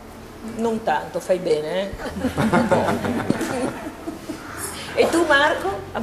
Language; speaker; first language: Italian; native; Italian